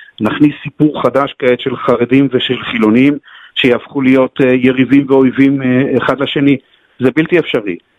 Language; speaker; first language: Hebrew; native; Hebrew